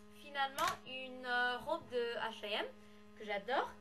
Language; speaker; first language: French; non-native, learner; English